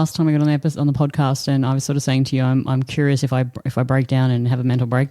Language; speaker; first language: English; native; English